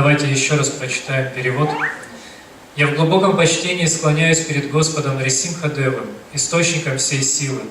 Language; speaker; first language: Russian; native; Russian